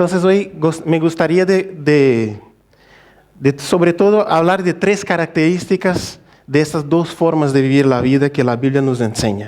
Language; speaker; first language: Spanish; non-native, fluent; Portuguese